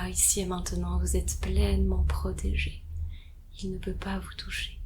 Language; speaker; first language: French; native; French